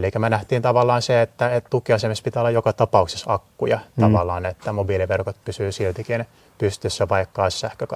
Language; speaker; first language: Finnish; native; Finnish